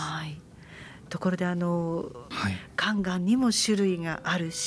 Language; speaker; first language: Japanese; native; Japanese